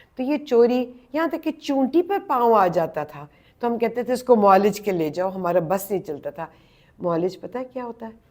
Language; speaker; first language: Urdu; native; Urdu